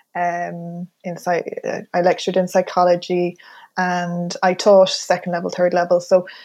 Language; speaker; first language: English; native; English